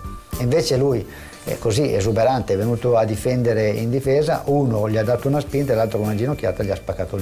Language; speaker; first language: Italian; native; Italian